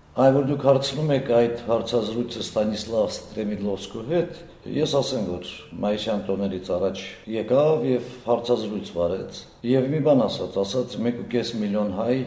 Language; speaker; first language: Armenian; early bilingual, heritage; Armenian